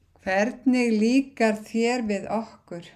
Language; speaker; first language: Icelandic; non-native, learner; Thai